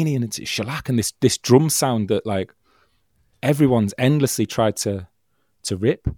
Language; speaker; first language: English; native; English